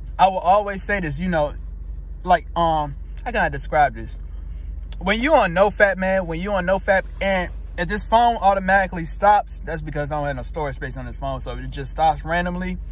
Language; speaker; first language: English; native; English